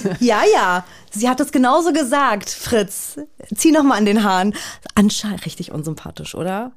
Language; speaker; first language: German; native; German